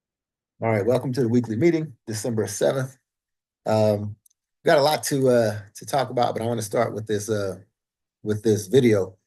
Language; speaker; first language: English; native; English